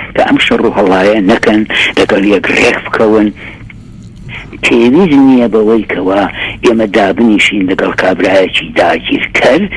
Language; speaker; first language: Central Kurdish; native; Central Kurdish